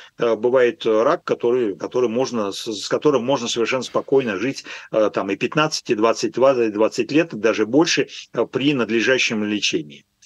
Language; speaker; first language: Russian; native; Russian